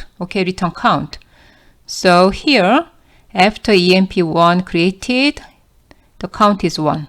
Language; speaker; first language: English; non-native, fluent; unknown